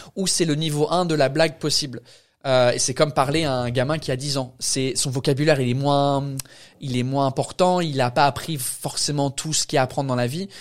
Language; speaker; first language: French; non-native, fluent; English